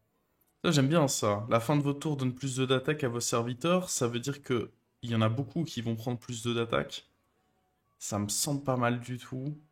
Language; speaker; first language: French; native; French